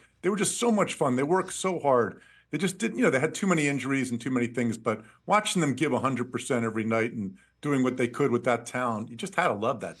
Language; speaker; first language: English; native; English